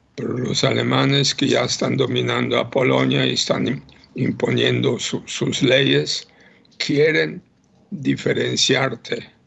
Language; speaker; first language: Spanish; non-native, fluent; Polish